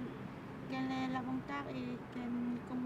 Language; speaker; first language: French; non-native, learner; Vietnamese